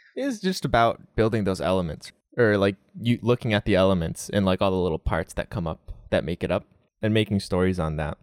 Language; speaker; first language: English; native; English